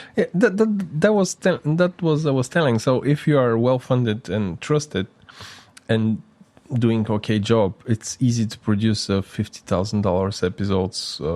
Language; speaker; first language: English; non-native, fluent; Bulgarian